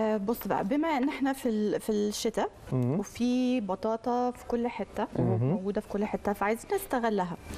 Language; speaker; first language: Arabic; early bilingual, heritage; English